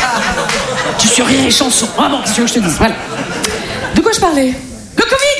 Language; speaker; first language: French; native; French